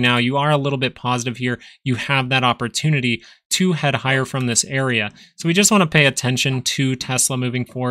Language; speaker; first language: English; native; English